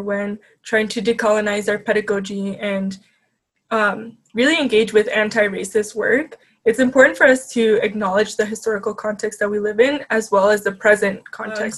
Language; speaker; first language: English; native; English